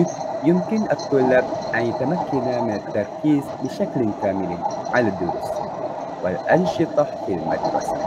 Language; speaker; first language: Arabic; non-native, learner; Malay